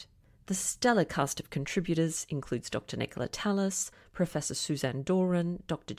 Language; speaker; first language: English; native; English